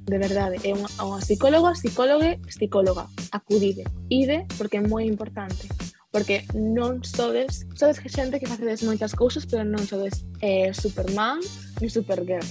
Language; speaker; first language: Galician; non-native, local second language; Spanish